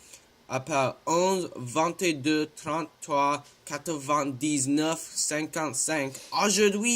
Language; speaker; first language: French; non-native, learner; English